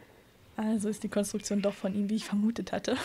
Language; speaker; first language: German; native; German